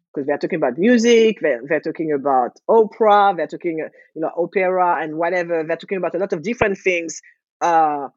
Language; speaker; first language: English; non-native, fluent; French